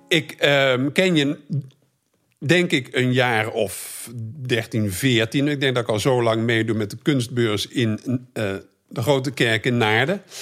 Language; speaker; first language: Dutch; native; Dutch